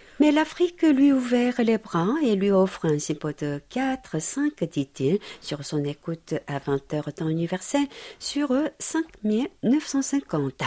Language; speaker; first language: French; non-native, fluent; Korean